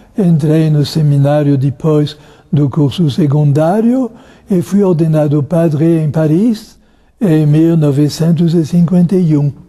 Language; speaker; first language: Portuguese; non-native, fluent; French